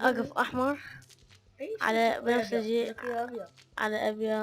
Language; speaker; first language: Arabic; native; Arabic